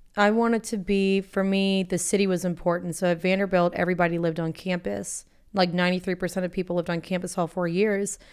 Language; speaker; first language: English; native; English